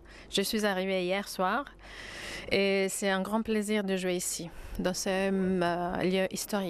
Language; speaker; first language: French; non-native, fluent; Greek